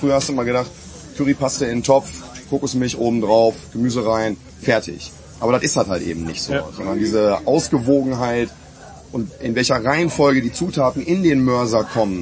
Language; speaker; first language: German; native; German